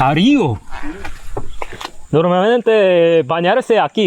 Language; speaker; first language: Spanish; non-native, learner; Korean